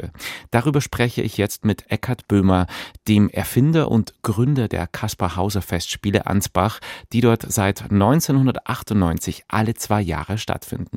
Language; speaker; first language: German; native; German